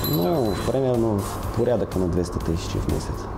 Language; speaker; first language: Russian; non-native, learner; Bulgarian